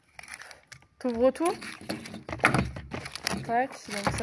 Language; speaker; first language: French; native; French